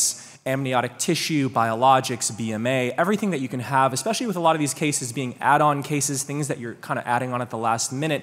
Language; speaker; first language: English; native; English